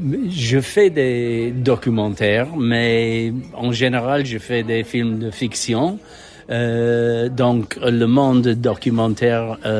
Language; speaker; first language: French; non-native, fluent; English